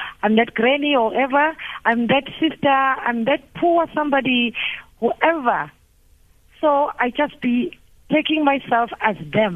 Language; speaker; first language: English; non-native, local second language; Zulu